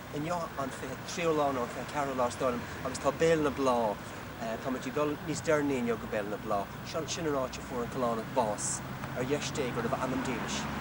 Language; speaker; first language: Irish; non-native, local second language; English